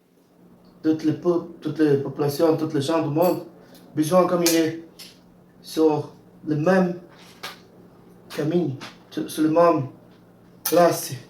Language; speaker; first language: French; non-native, learner; Portuguese